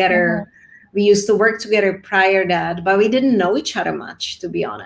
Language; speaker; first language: English; non-native, fluent; Czech